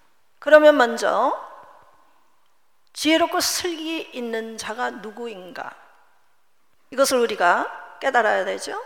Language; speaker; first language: Korean; native; Korean